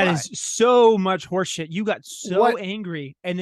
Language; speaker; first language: English; native; English